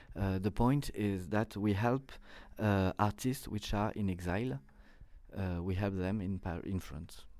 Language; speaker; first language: English; non-native, fluent; French